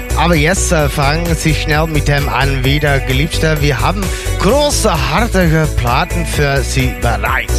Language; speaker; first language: German; non-native, learner; Dutch